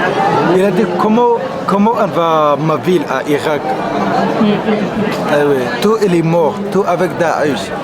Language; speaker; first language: French; non-native, learner; Kurdish